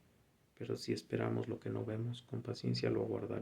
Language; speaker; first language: Spanish; native; Spanish